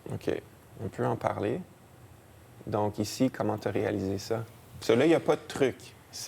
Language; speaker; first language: French; native; French